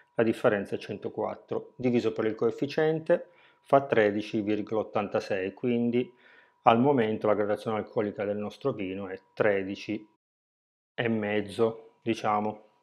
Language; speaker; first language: Italian; native; Italian